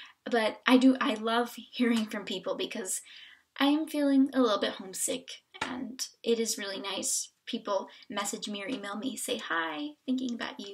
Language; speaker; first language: English; native; English